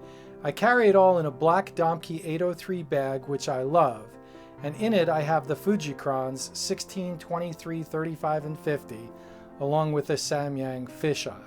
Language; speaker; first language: English; native; English